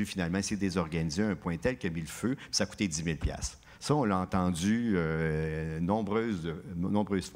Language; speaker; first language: French; native; French